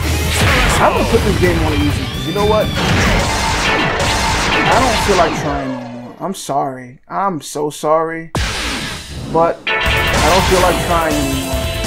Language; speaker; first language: English; native; English